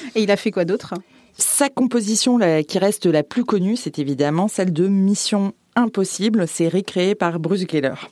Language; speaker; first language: French; native; French